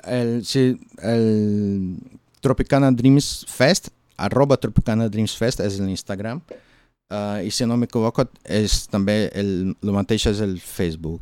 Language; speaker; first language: Catalan; non-native, learner; Portuguese